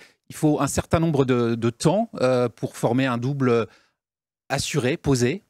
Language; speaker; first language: French; native; French